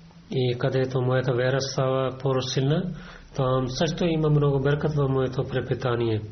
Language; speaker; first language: Bulgarian; non-native, fluent; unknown